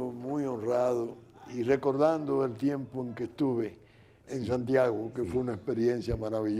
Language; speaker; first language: Spanish; native; Spanish